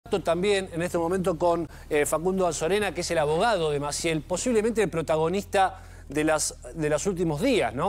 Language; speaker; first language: Spanish; native; Spanish